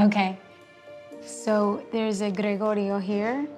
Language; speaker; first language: English; early bilingual, other home language; Spanish